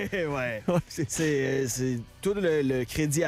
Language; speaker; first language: French; native; French